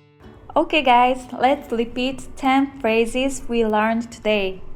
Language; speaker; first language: English; non-native, fluent; Japanese